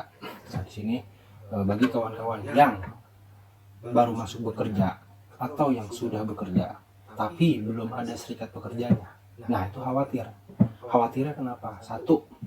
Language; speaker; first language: Indonesian; native; Indonesian